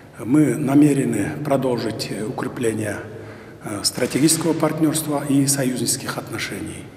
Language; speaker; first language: Russian; non-native, local second language; Kyrgyz